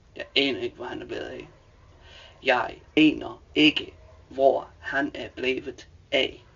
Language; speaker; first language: Danish; native; Danish